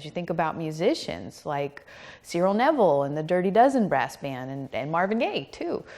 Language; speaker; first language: English; native; English